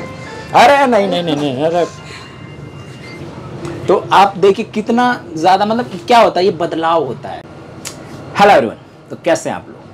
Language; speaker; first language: Hindi; native; Hindi